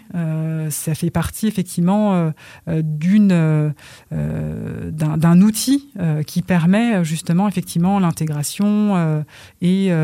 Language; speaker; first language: French; early bilingual, other home language; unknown